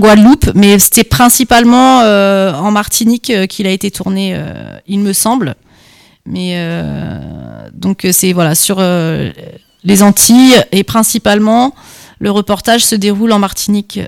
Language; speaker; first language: French; native; French